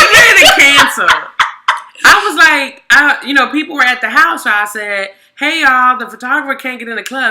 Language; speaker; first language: English; native; English